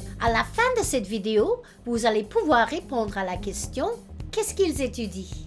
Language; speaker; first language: French; non-native, fluent; English